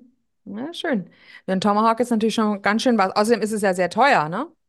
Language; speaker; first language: German; native; German